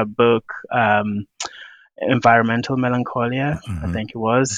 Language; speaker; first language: English; non-native, local second language; Yoruba